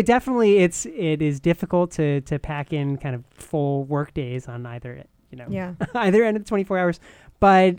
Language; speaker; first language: English; native; English